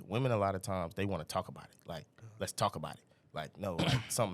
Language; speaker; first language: English; native; English